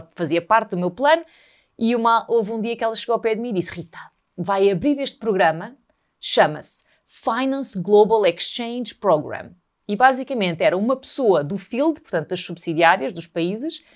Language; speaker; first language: Portuguese; native; Portuguese